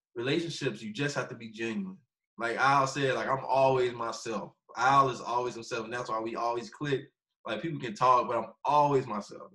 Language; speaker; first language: English; native; English